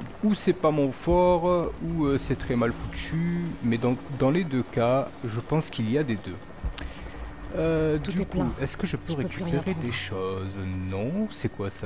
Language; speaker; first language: French; native; French